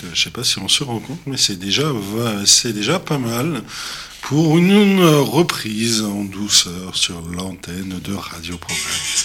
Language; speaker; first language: French; native; French